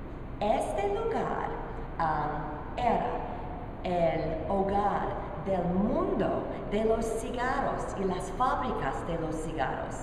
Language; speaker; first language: Spanish; non-native, learner; English